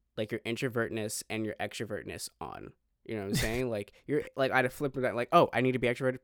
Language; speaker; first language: English; native; English